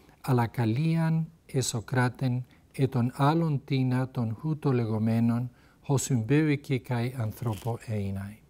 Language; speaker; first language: Greek; non-native, fluent; Spanish